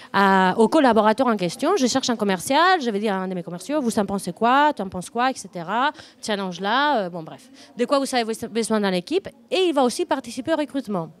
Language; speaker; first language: French; non-native, fluent; Spanish